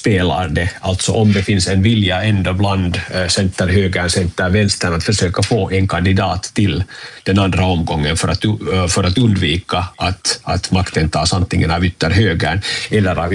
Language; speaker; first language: Swedish; native; Swedish